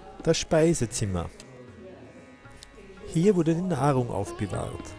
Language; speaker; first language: German; native; German